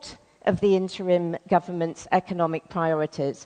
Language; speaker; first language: English; native; English